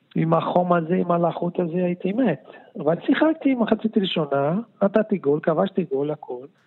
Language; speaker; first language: Hebrew; non-native, fluent; Portuguese